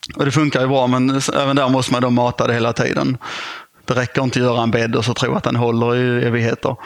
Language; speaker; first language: Swedish; native; Swedish